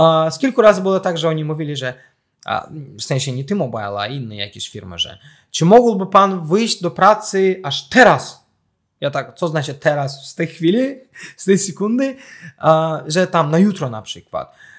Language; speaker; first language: Polish; non-native, fluent; Azerbaijani